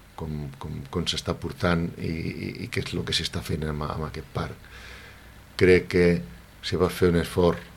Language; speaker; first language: Catalan; non-native, local second language; Spanish